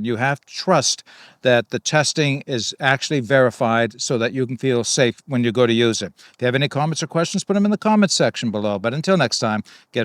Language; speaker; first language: English; native; English